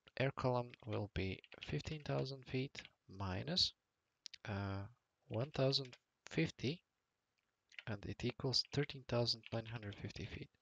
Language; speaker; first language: English; non-native, fluent; Latvian